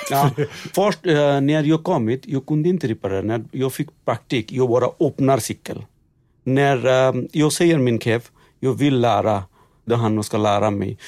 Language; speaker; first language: Swedish; non-native, learner; Bangla